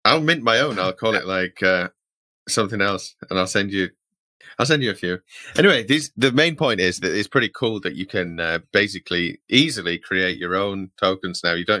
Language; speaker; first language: English; native; English